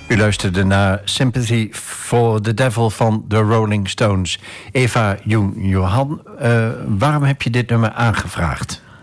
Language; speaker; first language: Dutch; native; Dutch